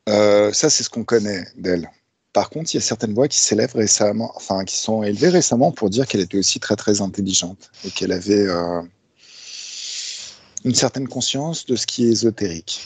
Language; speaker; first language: French; native; French